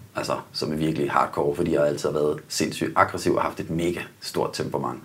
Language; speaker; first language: Danish; native; Danish